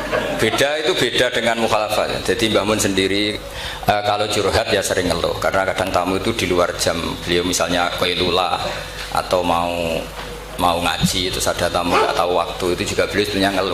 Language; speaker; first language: Indonesian; non-native, local second language; Javanese